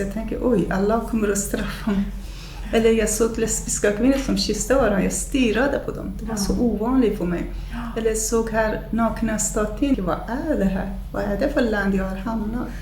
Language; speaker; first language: Swedish; non-native, fluent; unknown